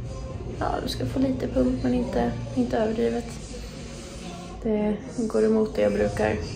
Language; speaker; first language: Swedish; native; Swedish